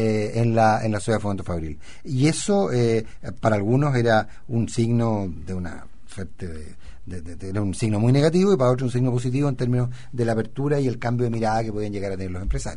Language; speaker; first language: Spanish; native; Spanish